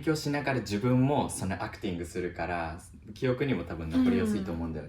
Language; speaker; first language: Japanese; native; Japanese